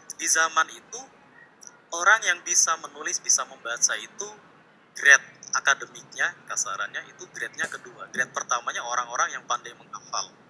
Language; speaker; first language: Indonesian; native; Indonesian